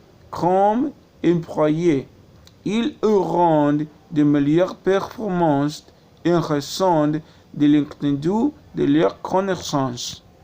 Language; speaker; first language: French; non-native, learner; Spanish